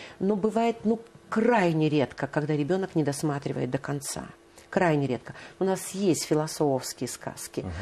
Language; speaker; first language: Russian; native; Russian